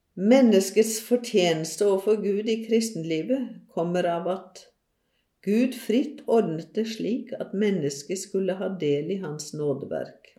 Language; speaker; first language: Norwegian; native; Norwegian